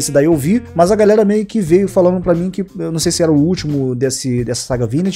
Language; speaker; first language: Portuguese; native; Portuguese